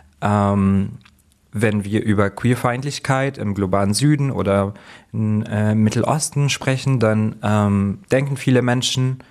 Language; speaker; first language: German; non-native, fluent; Arabic